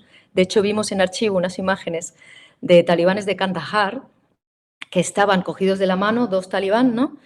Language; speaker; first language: Spanish; native; Spanish